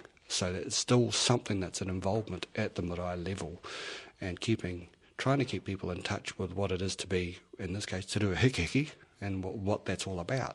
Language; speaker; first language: English; native; English